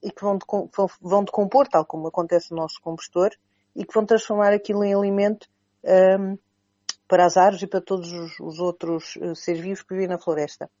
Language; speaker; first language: Portuguese; native; Portuguese